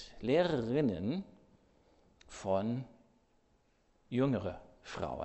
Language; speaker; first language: German; non-native, fluent; English